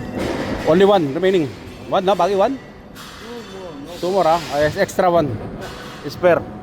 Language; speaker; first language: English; non-native, learner; Filipino